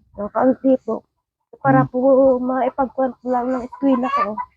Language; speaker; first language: Filipino; native; Filipino